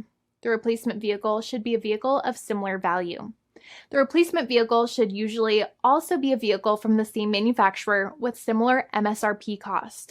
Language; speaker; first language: English; native; English